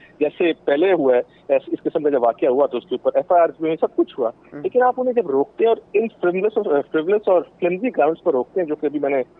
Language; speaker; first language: Urdu; native; Urdu